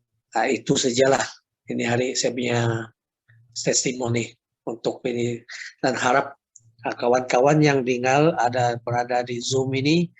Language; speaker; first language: Indonesian; non-native, local second language; Chinese